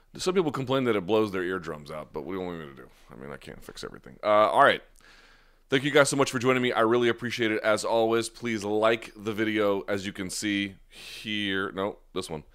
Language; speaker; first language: English; native; English